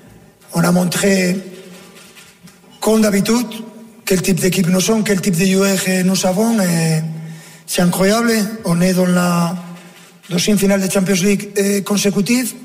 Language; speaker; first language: French; non-native, fluent; Spanish